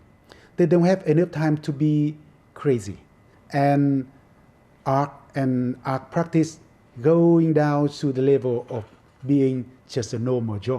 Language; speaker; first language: English; non-native, fluent; Vietnamese